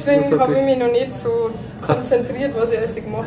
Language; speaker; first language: German; native; German